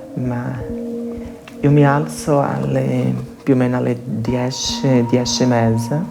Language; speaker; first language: Italian; non-native, fluent; Portuguese